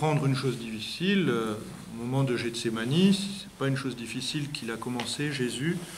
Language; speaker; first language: French; native; French